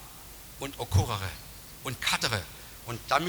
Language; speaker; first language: German; native; German